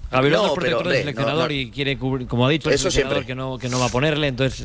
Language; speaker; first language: Spanish; native; Spanish